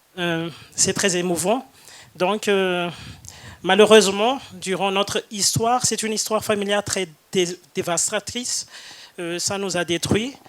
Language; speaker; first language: French; non-native, local second language; Malagasy